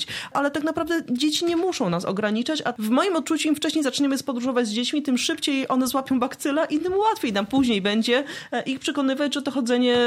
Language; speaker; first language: Polish; native; Polish